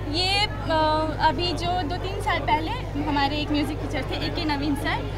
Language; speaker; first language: Hindi; native; Hindi